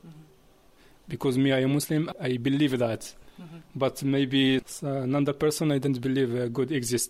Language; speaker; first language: English; non-native, learner; Arabic